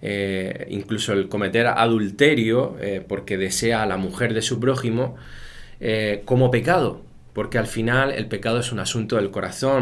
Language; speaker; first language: Spanish; native; Spanish